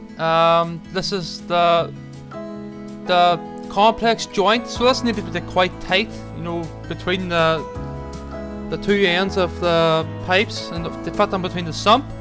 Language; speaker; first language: English; native; English